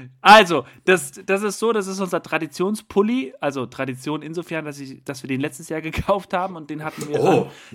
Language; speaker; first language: German; native; German